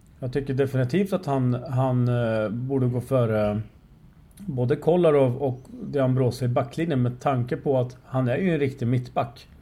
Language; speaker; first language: Swedish; early bilingual, other home language; Persian